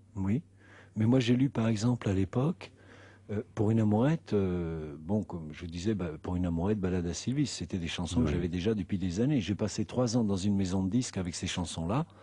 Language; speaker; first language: French; non-native, fluent; Spanish